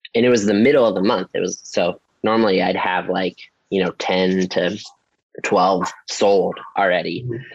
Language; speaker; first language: English; native; English